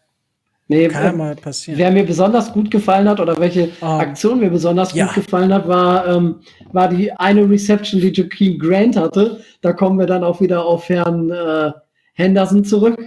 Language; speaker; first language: German; native; German